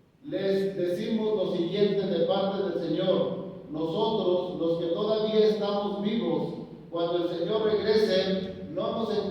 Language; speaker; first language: Spanish; native; Spanish